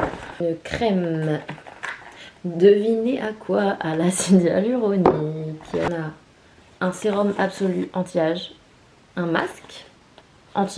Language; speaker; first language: French; native; French